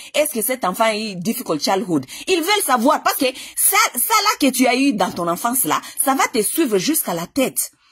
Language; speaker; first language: French; non-native, local second language; Lingala